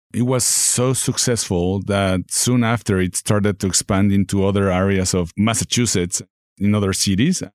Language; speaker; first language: English; non-native, fluent; Spanish